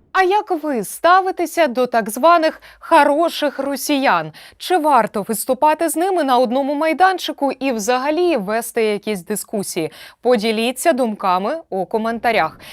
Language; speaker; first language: Ukrainian; native; Ukrainian